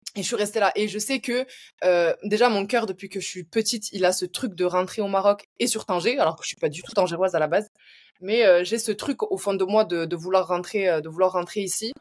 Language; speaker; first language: French; native; French